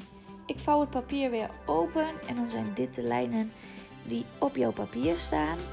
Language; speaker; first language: Dutch; native; Dutch